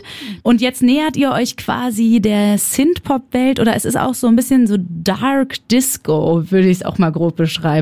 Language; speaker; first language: German; native; German